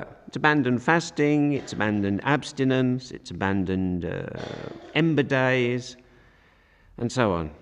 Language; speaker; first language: English; native; English